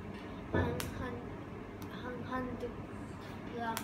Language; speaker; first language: Vietnamese; non-native, learner; Japanese